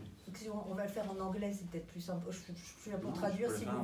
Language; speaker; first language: French; native; French